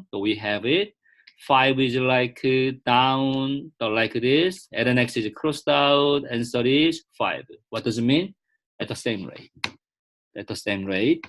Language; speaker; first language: English; non-native, fluent; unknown